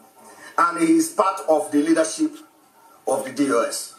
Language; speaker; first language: English; non-native, local second language; Igbo